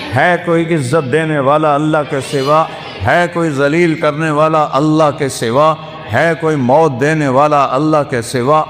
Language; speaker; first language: Urdu; non-native, local second language; Saraiki